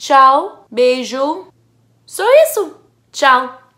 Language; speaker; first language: Portuguese; non-native, learner; English